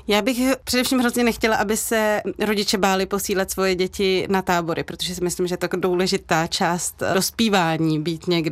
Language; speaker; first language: Czech; native; Czech